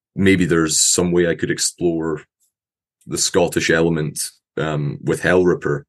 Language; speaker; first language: English; native; English